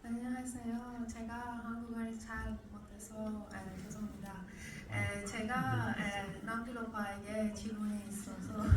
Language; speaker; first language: Korean; non-native, learner; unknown